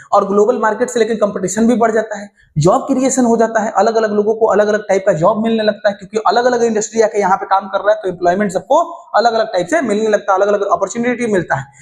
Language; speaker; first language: Hindi; native; Hindi